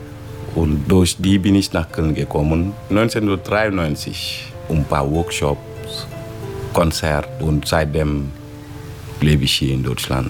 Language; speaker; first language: German; non-native, fluent; Wolof